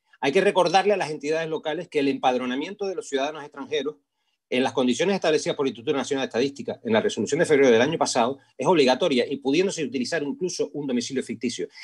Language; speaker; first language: Spanish; native; Spanish